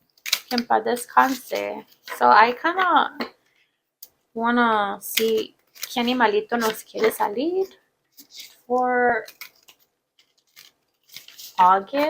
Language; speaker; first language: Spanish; early bilingual, heritage; Spanish